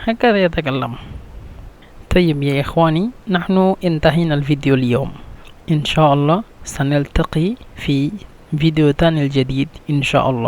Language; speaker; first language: Arabic; non-native, fluent; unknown